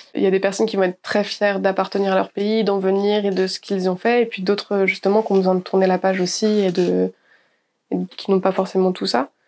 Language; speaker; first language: French; native; French